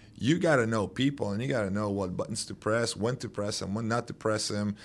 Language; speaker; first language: English; non-native, fluent; Romanian